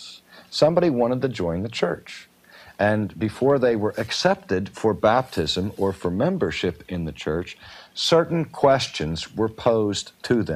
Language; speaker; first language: English; native; English